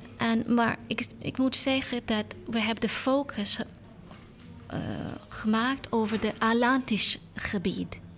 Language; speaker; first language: Dutch; non-native, learner; English